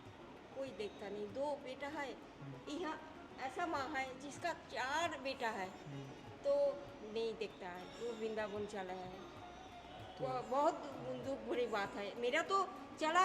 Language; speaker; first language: Hindi; non-native, local second language; Bangla